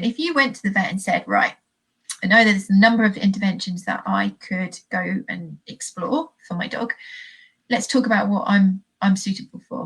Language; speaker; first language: English; native; English